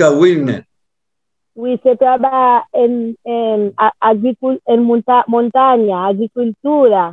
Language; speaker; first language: Spanish; non-native, learner; Haitian Creole